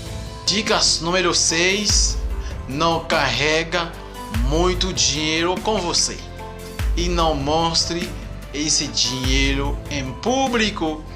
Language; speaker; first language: Portuguese; non-native, learner; Haitian Creole